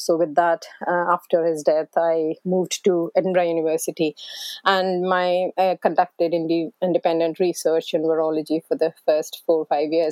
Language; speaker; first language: English; non-native, local second language; Hindi